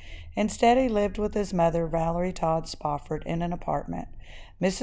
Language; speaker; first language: English; native; English